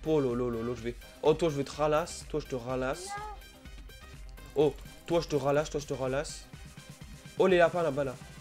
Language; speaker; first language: French; native; French